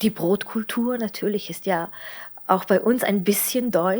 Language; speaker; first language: German; non-native, fluent; Slovenian